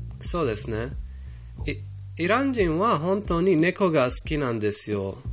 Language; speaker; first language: Japanese; non-native, fluent; Persian